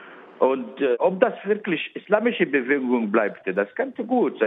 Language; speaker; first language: German; non-native, learner; Arabic